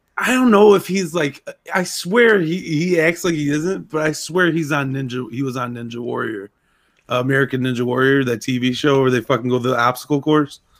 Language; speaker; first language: English; native; English